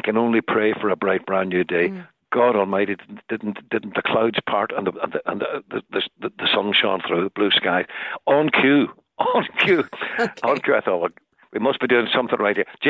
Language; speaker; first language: English; native; English